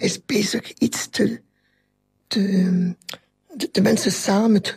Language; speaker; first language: Dutch; non-native, learner; French